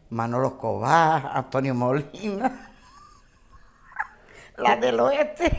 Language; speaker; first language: Spanish; native; Spanish